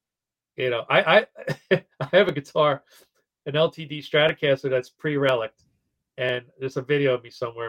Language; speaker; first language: English; native; English